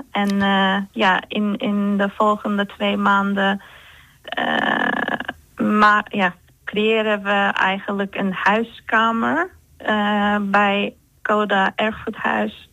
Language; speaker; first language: Dutch; non-native, learner; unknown